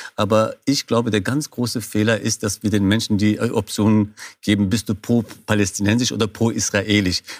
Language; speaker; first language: German; non-native, fluent; Kurdish